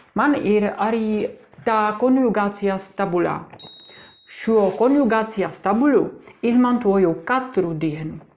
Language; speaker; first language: Latvian; non-native, learner; Czech